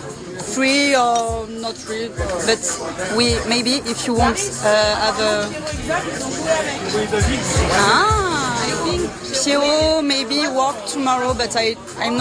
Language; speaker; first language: English; non-native, learner; French